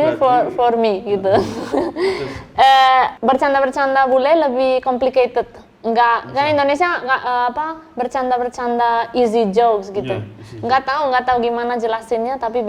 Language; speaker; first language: Indonesian; non-native, fluent; Spanish